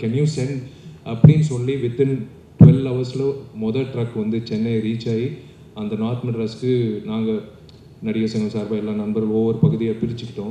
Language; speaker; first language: Tamil; native; Tamil